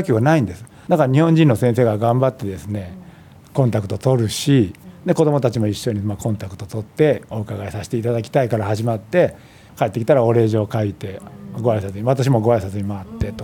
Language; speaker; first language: Japanese; native; Japanese